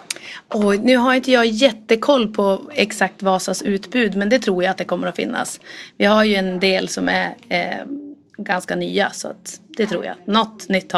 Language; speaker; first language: Swedish; native; Swedish